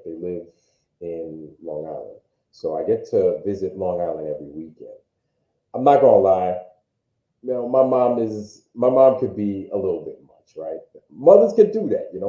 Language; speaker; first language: English; native; English